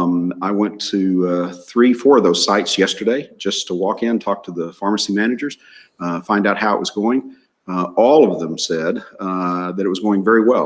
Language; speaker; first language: English; native; English